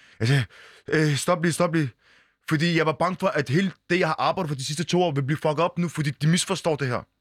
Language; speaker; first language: Danish; early bilingual, other home language; Arabic